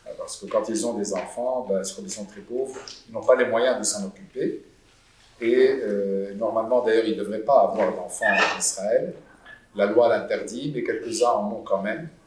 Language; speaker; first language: French; non-native, local second language; Arabic